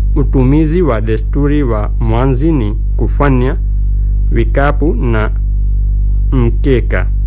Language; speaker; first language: Swahili; non-native, fluent; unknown